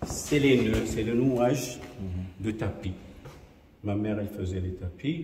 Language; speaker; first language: French; non-native, local second language; Arabic